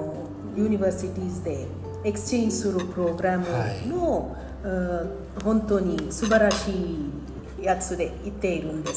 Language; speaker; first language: Japanese; non-native, fluent; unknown